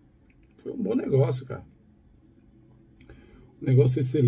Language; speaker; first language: Portuguese; native; Portuguese